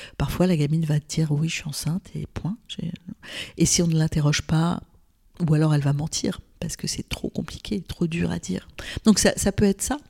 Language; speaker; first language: French; non-native, local second language; Arabic